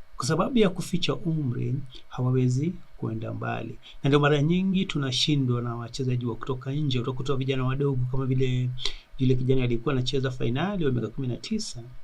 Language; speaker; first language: Swahili; non-native, local second language; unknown